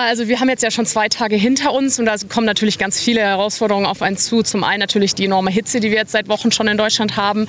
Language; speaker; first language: German; native; German